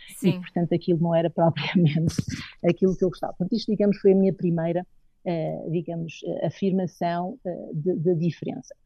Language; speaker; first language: Portuguese; native; Portuguese